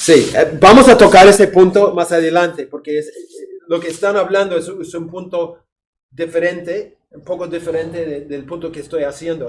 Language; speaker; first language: Spanish; non-native, fluent; English